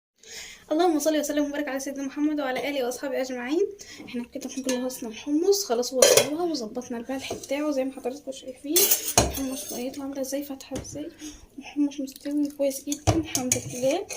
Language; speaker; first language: Arabic; native; Arabic